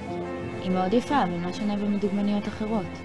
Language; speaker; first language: Hebrew; native; Hebrew